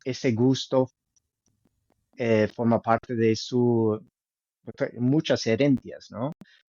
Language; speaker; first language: Spanish; non-native, fluent; English